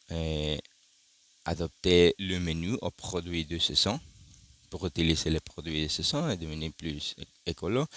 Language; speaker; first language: French; non-native, learner; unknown